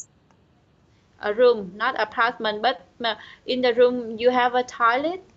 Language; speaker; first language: English; non-native, learner; Vietnamese